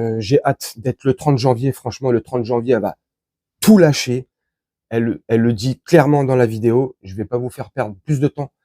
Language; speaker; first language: French; native; French